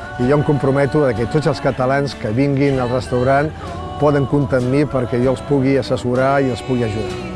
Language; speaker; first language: Catalan; native; Catalan